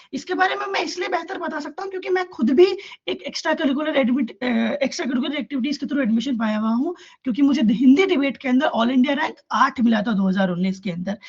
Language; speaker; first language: Hindi; native; Hindi